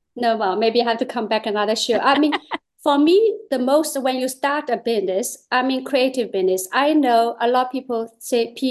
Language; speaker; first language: English; non-native, learner; Chinese